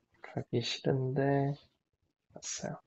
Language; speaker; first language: Korean; non-native, fluent; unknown